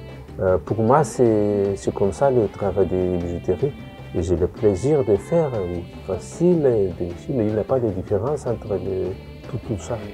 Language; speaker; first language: French; non-native, local second language; Malagasy